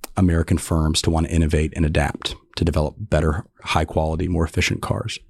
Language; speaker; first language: English; native; English